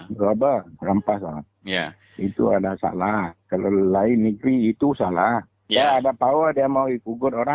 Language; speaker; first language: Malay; non-native, local second language; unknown